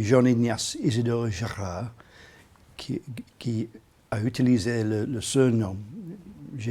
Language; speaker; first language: French; non-native, learner; English